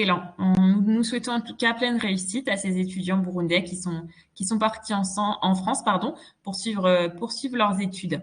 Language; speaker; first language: French; native; French